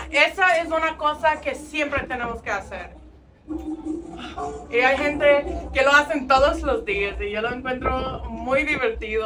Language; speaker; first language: Spanish; non-native, fluent; English